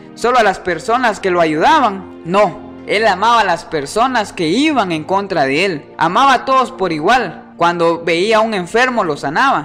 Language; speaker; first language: Spanish; native; Spanish